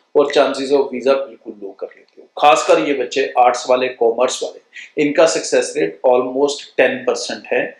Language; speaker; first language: Hindi; non-native, local second language; Punjabi